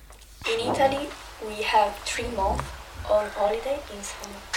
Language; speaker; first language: English; non-native, learner; Italian